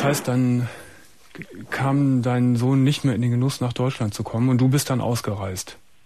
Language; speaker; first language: German; native; German